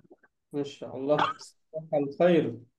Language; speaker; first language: Arabic; non-native, fluent; Bangla